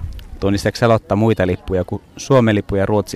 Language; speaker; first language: Finnish; native; Finnish